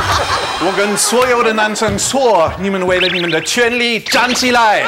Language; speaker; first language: Chinese; non-native, fluent; German